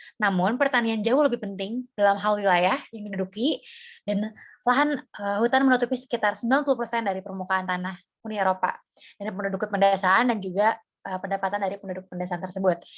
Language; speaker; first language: Indonesian; native; Indonesian